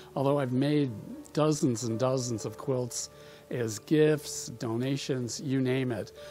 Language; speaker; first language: English; native; English